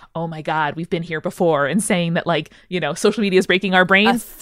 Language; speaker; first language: English; native; English